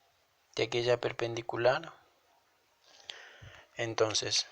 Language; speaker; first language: Spanish; native; Spanish